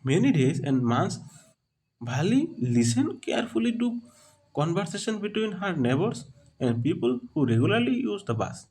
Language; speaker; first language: English; non-native, local second language; Assamese